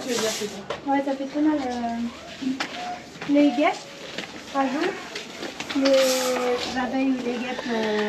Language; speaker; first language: French; native; French